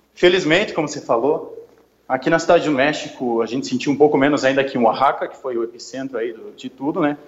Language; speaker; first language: Portuguese; native; Portuguese